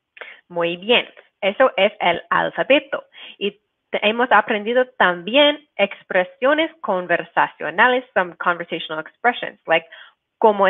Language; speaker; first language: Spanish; non-native, fluent; English